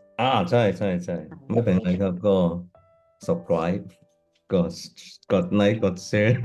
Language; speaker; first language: Thai; non-native, fluent; Cantonese